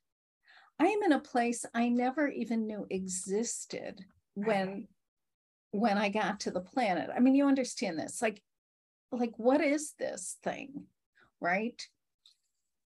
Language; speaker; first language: English; native; English